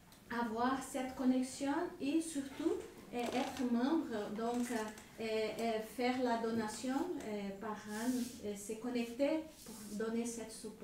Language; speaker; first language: French; non-native, learner; Spanish